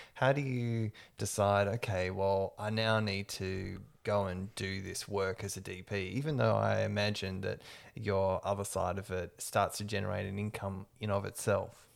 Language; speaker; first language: English; native; English